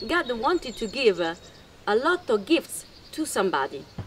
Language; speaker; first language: English; non-native, fluent; Italian